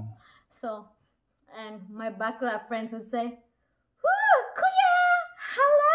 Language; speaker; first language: English; non-native, local second language; Cebuano